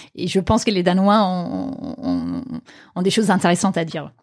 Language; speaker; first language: French; non-native, fluent; Danish